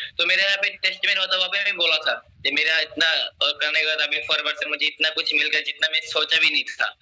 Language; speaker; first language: Hindi; non-native, local second language; Assamese